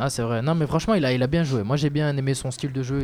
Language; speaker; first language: French; native; French